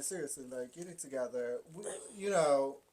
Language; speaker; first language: English; native; English